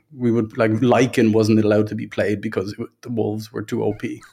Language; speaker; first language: English; native; English